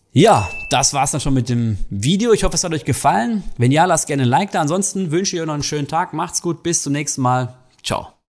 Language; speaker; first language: German; native; German